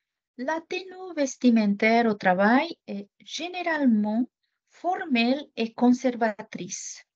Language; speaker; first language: French; non-native, fluent; Japanese